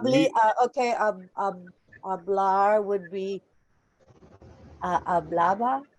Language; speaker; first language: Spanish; non-native, learner; English